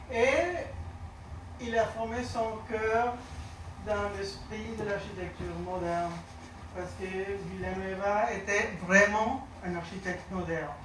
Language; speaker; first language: French; non-native, learner; Spanish